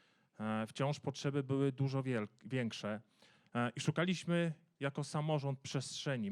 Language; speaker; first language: Polish; native; Polish